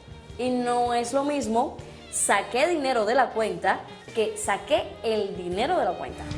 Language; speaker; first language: Spanish; native; Spanish